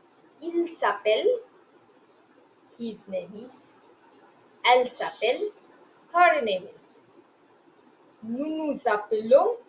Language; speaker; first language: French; non-native, fluent; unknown